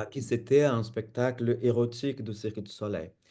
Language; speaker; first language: French; non-native, fluent; Portuguese